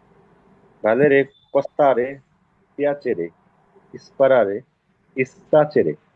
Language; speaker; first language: Italian; non-native, learner; Bangla